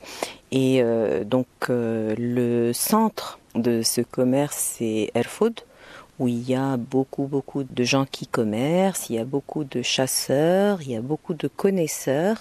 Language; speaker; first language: French; non-native, local second language; Arabic